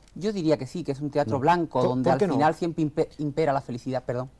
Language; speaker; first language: Spanish; early bilingual, other home language; Arabic